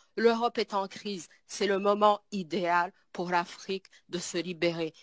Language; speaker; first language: French; non-native, local second language; Kinyarwanda